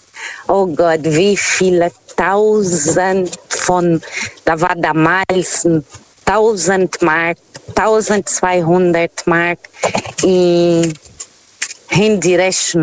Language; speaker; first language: German; non-native, learner; Portuguese